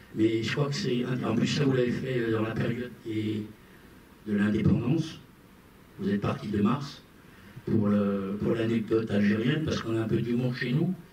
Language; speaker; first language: French; non-native, local second language; Arabic